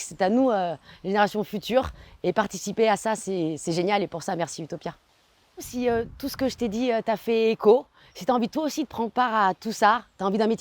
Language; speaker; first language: French; native; French